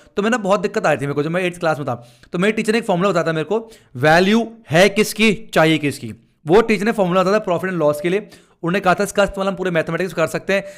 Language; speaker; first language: Hindi; native; Hindi